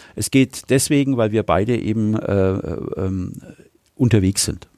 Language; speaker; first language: German; native; German